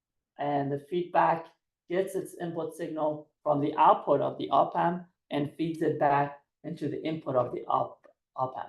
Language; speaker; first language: English; non-native, fluent; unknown